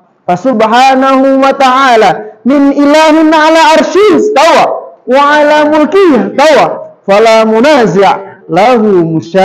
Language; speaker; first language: Arabic; non-native, fluent; Indonesian